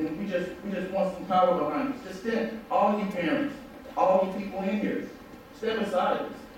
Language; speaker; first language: English; native; English